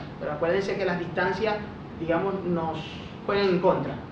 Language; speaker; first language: Spanish; native; Spanish